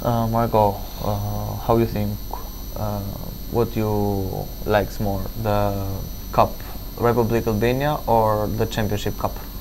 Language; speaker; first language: English; non-native, learner; Albanian